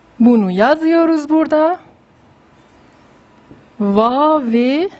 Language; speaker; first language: Turkish; non-native, fluent; Persian